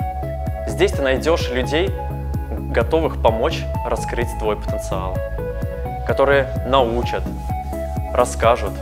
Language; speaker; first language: Russian; native; Russian